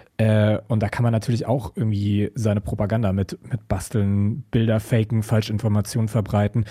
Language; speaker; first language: German; early bilingual, other home language; Arabic